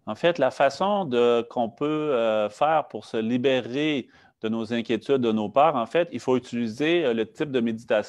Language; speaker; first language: French; native; French